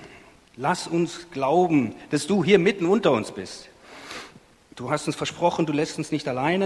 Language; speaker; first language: German; native; German